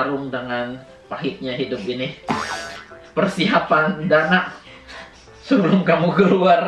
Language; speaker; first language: Indonesian; native; Indonesian